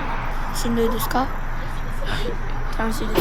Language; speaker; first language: Japanese; non-native, learner; Filipino